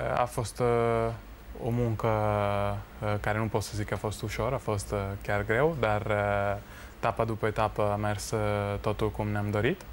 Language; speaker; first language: Romanian; non-native, fluent; Italian